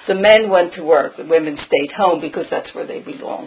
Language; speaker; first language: English; early bilingual, other home language; Friulian